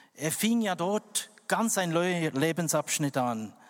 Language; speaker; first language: German; non-native, fluent; Indonesian